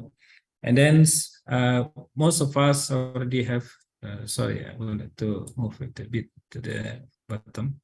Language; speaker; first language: English; non-native, learner; Indonesian